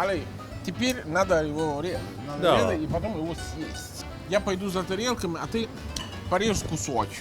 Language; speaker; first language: Russian; non-native, fluent; Italian